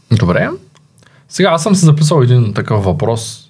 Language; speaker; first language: Bulgarian; native; Bulgarian